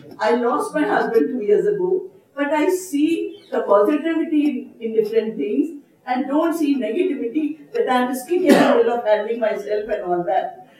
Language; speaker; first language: English; non-native, local second language; Urdu